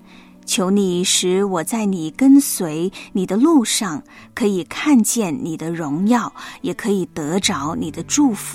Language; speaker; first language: Chinese; native; Chinese